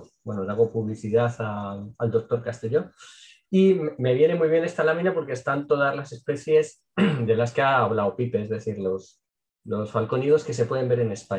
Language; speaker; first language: Spanish; native; Spanish